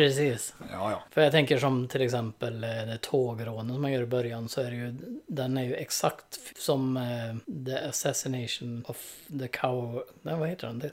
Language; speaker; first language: Swedish; native; Swedish